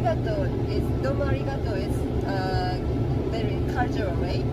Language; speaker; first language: English; non-native, learner; Japanese